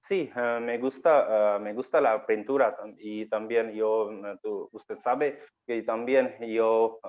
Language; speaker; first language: Spanish; non-native, learner; Bangla